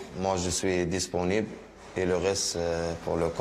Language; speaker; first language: French; non-native, learner; Arabic